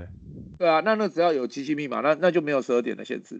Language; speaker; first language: Chinese; native; Chinese